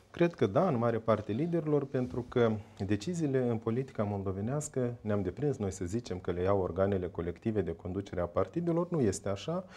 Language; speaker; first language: Romanian; native; Romanian